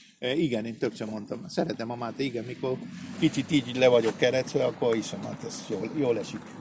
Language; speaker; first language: Hungarian; early bilingual, heritage; Spanish